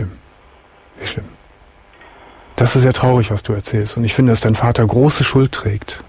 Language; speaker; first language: German; native; German